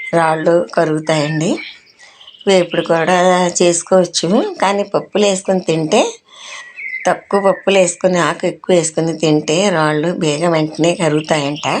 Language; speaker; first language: Telugu; non-native, local second language; Urdu